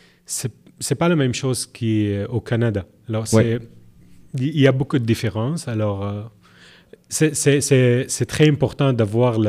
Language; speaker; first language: French; non-native, learner; Arabic